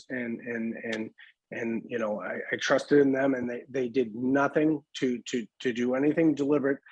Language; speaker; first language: English; native; English